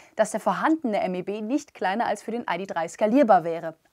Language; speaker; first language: German; native; German